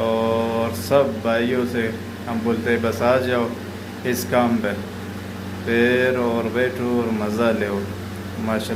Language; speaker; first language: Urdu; non-native, local second language; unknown